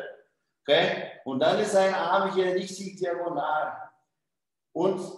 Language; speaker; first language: German; non-native, fluent; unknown